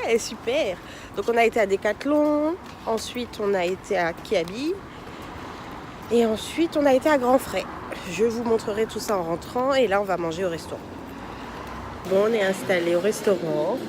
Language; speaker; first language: French; native; French